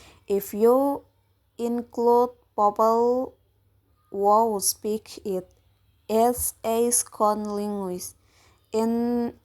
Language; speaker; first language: English; non-native, learner; Indonesian